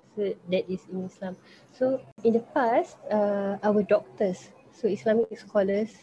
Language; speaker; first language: English; non-native, local second language; Malay